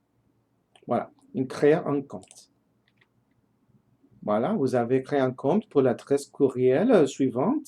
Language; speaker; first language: French; non-native, learner; English